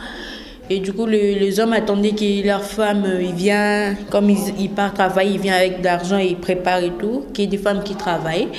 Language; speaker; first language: French; non-native, local second language; Lingala